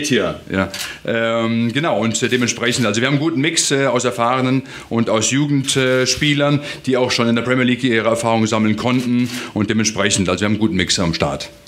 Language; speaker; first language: German; native; German